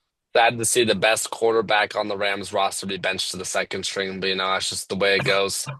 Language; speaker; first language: English; native; English